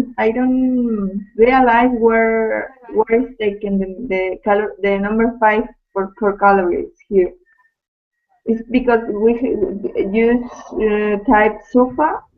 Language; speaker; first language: English; non-native, learner; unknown